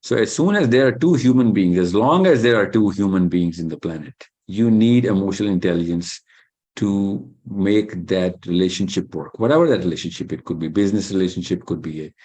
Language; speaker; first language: English; non-native, local second language; Urdu